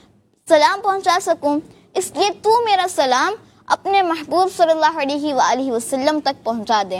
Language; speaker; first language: Urdu; native; Urdu